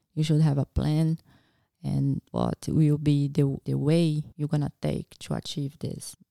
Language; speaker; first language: English; non-native, learner; Portuguese